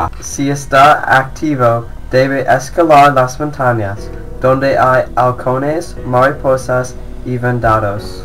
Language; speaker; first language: Spanish; non-native, learner; English